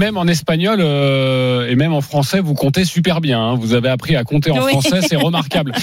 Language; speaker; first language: French; native; French